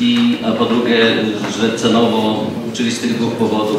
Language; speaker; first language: Polish; native; Polish